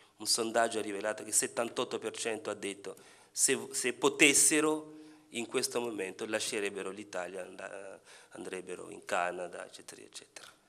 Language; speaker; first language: Italian; non-native, fluent; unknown